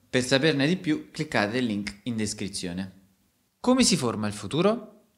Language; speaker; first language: Italian; native; Italian